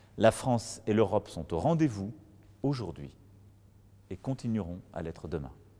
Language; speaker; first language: French; native; French